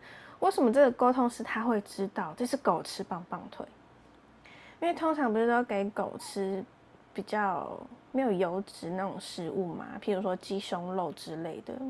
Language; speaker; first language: Chinese; native; Chinese